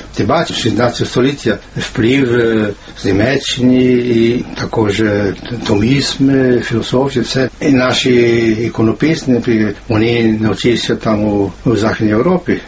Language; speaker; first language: Ukrainian; non-native, fluent; Swedish